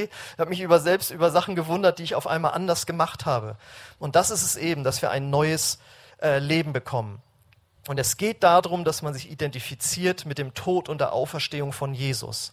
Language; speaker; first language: German; native; German